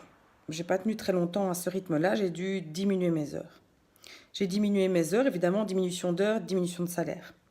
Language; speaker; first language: French; native; French